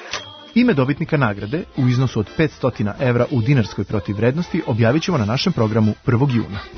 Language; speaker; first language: Serbian; native; Serbian